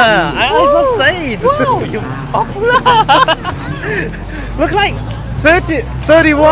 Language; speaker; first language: English; non-native, learner; French